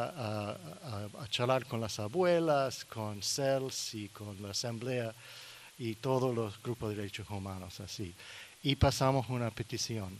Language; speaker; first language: Spanish; non-native, learner; English